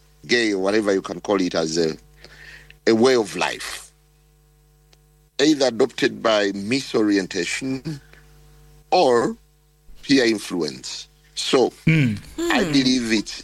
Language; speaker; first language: English; non-native, local second language; Ganda